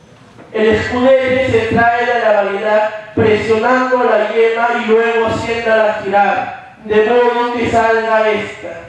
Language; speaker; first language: Spanish; native; Spanish